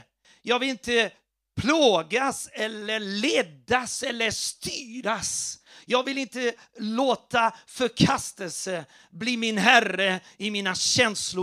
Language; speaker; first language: Swedish; non-native, fluent; Portuguese